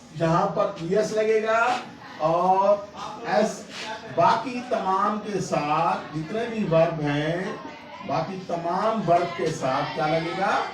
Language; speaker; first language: Urdu; non-native, local second language; Saraiki